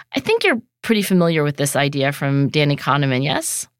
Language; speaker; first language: English; early bilingual, other home language; Chinese